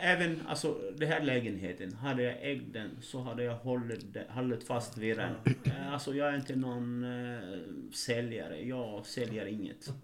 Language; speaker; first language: Swedish; non-native, fluent; Arabic